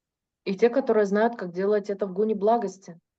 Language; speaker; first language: Russian; native; Russian